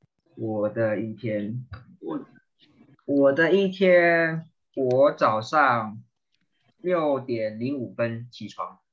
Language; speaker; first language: Chinese; non-native, learner; Indonesian